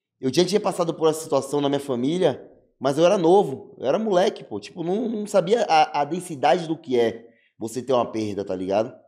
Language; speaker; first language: Portuguese; native; Portuguese